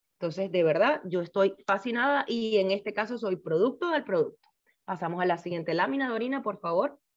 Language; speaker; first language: Spanish; native; Spanish